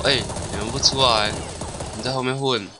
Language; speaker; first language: Chinese; native; Chinese